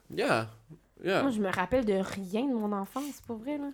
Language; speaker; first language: French; native; French